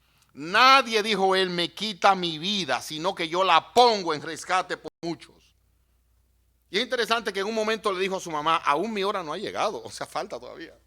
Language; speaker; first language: Spanish; native; Spanish